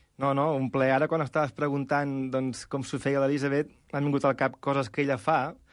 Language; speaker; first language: Catalan; native; Catalan